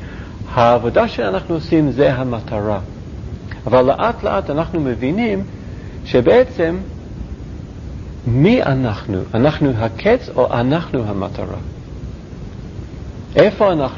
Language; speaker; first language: Hebrew; non-native, learner; English